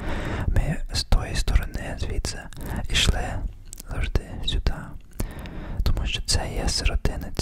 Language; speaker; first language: Ukrainian; early bilingual, heritage; Ukrainian